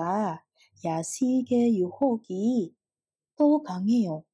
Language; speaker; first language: Korean; non-native, fluent; Indonesian